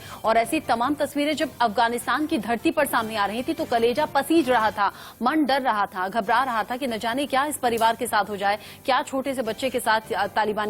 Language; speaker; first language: Hindi; native; Hindi